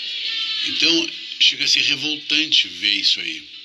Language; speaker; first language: Portuguese; native; Portuguese